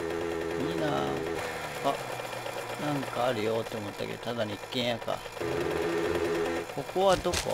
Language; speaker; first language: Japanese; native; Japanese